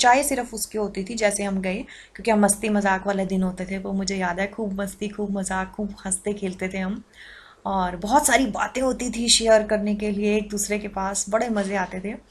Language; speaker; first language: Hindi; native; Hindi